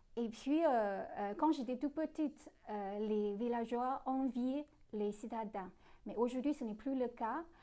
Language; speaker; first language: French; non-native, fluent; Chinese